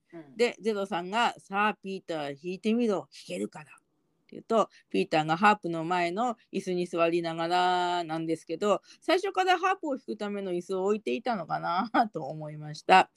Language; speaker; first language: Japanese; native; Japanese